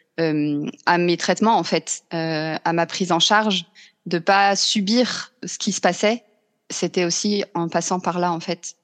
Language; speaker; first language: French; native; French